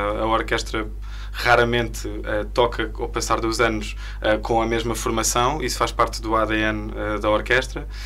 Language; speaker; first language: Portuguese; native; Portuguese